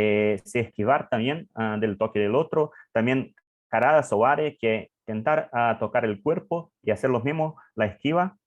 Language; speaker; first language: Spanish; non-native, learner; English